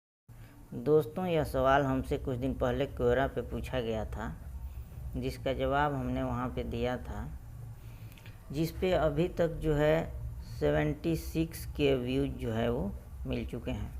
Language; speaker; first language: Hindi; native; Hindi